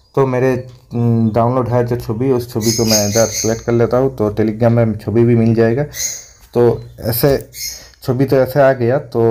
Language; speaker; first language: Hindi; non-native, local second language; Bangla